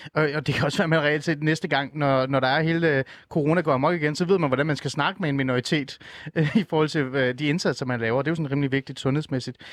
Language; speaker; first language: Danish; early bilingual, other home language; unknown